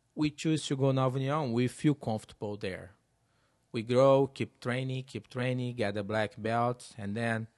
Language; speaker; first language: English; non-native, learner; Portuguese